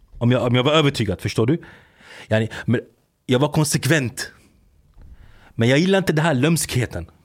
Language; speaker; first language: Swedish; early bilingual, other home language; Arabic